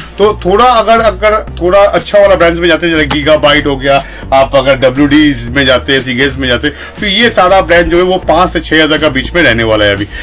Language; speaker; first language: Hindi; non-native, local second language; Bangla